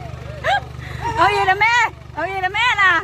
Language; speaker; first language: Thai; non-native, local second language; Lao